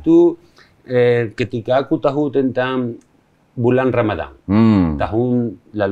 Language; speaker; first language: Indonesian; non-native, learner; Spanish